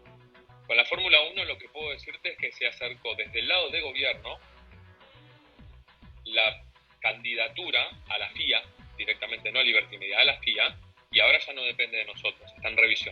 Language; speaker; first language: Spanish; native; Spanish